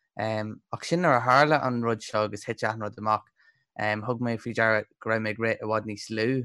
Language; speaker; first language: Irish; non-native, local second language; English